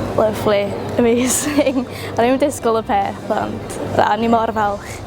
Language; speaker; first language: Welsh; non-native, local second language; English